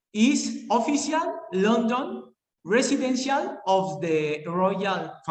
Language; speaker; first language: English; non-native, learner; Spanish